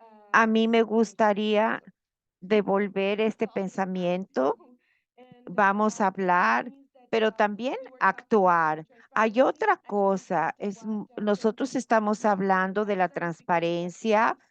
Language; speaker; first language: Spanish; non-native, fluent; Portuguese